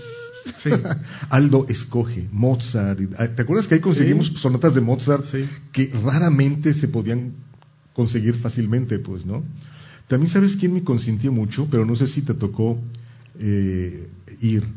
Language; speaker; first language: Spanish; native; Spanish